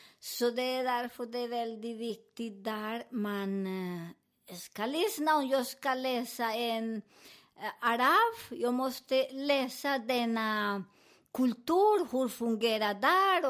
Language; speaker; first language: Swedish; non-native, learner; Spanish